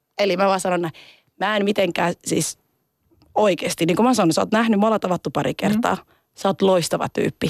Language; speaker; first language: Finnish; early bilingual, other home language; Somali